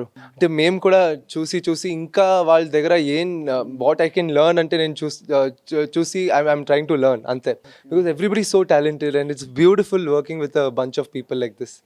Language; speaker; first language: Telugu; non-native, local second language; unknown